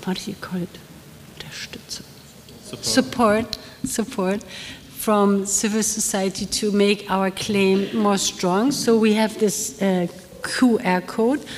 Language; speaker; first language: English; non-native, fluent; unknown